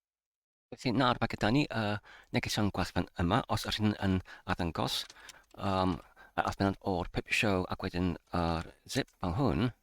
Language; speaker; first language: Welsh; non-native, fluent; English